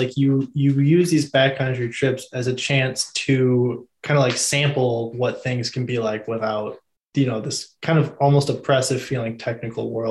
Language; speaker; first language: English; native; English